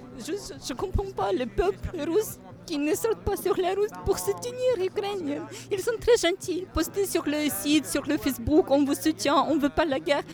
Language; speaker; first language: French; non-native, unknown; Ukrainian